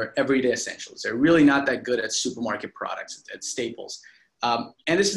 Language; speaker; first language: English; non-native, local second language; Hindi